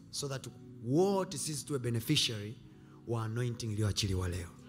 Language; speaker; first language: English; non-native, local second language; Swahili